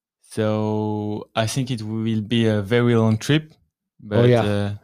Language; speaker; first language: English; non-native, learner; French